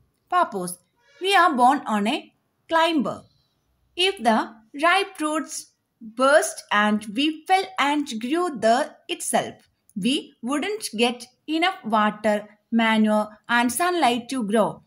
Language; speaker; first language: English; non-native, local second language; Malayalam